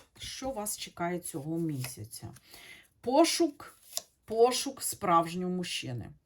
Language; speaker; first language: Ukrainian; non-native, local second language; Russian